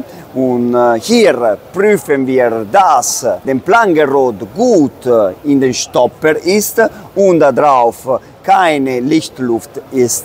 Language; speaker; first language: German; non-native, fluent; Italian